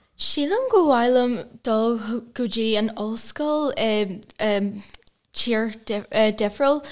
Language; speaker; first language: Irish; non-native, local second language; Portuguese